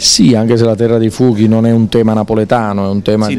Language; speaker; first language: Italian; native; Italian